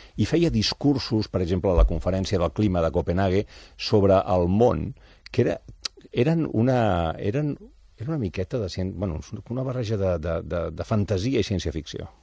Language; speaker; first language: Catalan; native; Catalan